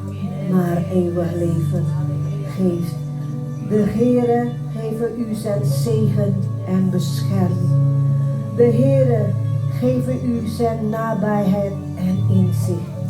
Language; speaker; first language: Dutch; non-native, learner; Indonesian